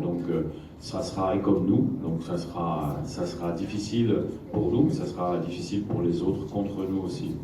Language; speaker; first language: French; native; French